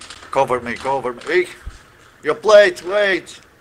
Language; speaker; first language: English; non-native, learner; Portuguese